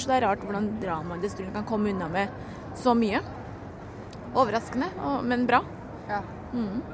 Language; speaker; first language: Norwegian; early bilingual, other home language; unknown